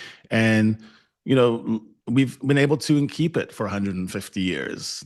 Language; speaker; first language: English; native; English